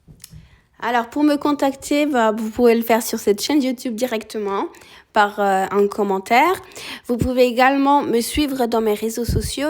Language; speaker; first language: French; early bilingual, other home language; Spanish